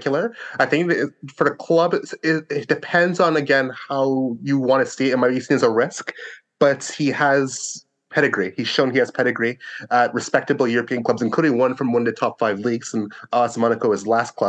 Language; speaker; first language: English; native; English